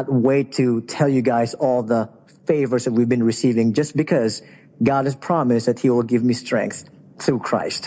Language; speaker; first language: English; non-native, local second language; Filipino